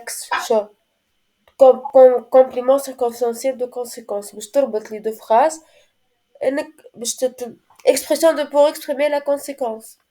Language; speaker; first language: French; non-native, local second language; Arabic